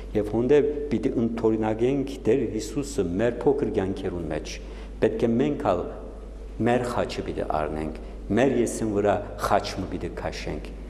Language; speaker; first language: Armenian; native; Armenian